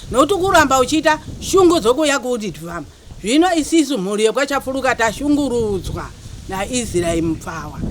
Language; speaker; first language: Shona; native; Shona